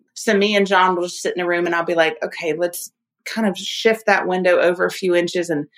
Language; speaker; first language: English; native; English